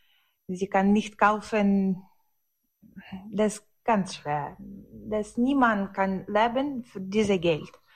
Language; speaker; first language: German; non-native, learner; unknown